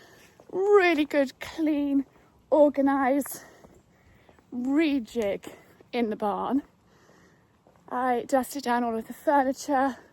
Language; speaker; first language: English; native; English